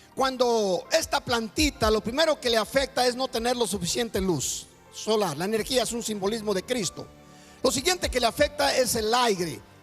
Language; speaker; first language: Spanish; native; Spanish